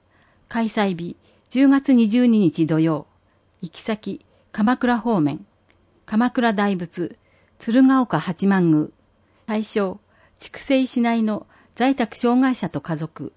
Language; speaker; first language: Japanese; native; Japanese